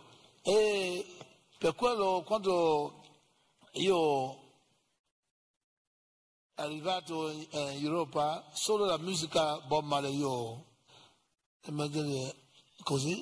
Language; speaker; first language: Italian; non-native, learner; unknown